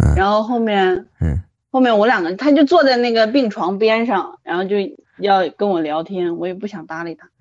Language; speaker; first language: Chinese; native; Chinese